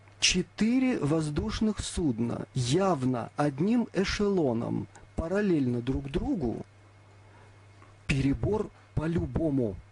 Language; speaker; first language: Russian; native; Russian